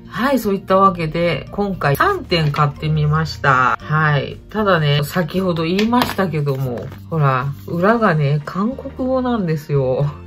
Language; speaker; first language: Japanese; native; Japanese